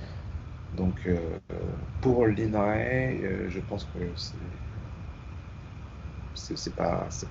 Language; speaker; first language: French; native; French